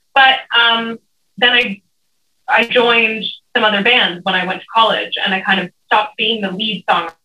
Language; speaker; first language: English; native; English